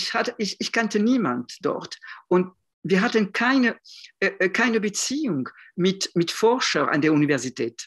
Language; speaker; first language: German; non-native, fluent; French